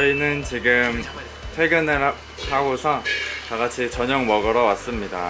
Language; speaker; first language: Korean; native; Korean